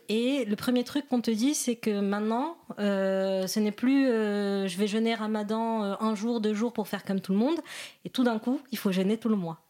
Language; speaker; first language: French; non-native, local second language; Arabic